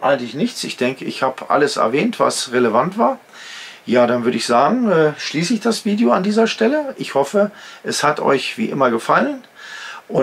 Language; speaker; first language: German; native; German